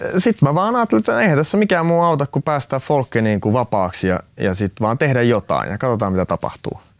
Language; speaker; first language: Finnish; non-native, local second language; Swedish